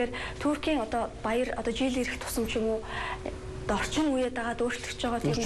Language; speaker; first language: Mongolian; native; Mongolian